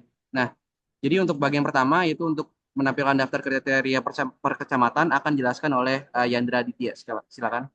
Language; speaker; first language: Indonesian; native; Indonesian